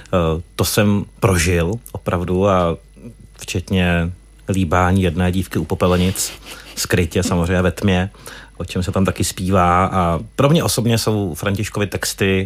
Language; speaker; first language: Czech; native; Czech